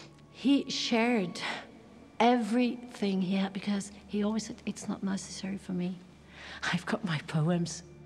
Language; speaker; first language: English; non-native, fluent; German